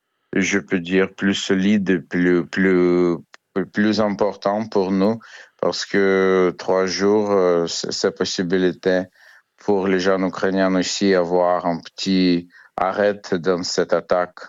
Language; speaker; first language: French; non-native, fluent; Ukrainian